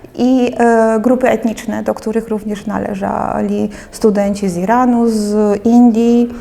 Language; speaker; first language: Polish; early bilingual, other home language; Russian